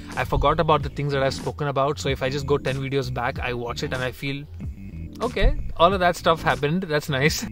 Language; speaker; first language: English; non-native, local second language; Hindi